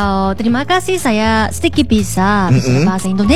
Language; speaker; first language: Indonesian; non-native, learner; Korean